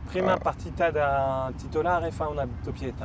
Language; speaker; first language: Italian; non-native, fluent; French